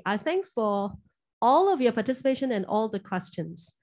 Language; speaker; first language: English; non-native, local second language; Cantonese